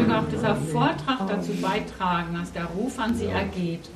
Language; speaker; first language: German; non-native, learner; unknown